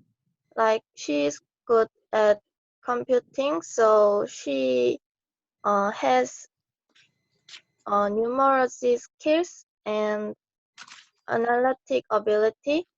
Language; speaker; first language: English; non-native, learner; Korean